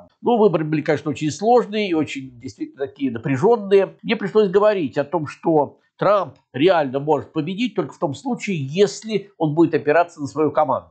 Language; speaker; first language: Russian; native; Russian